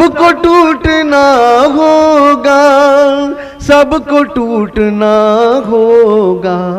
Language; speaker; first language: Urdu; native; Urdu